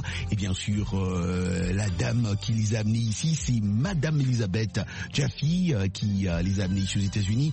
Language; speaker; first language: French; non-native, local second language; Lingala